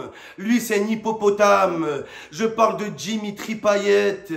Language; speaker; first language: French; native; French